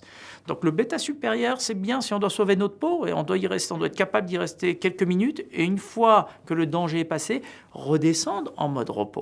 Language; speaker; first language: French; native; French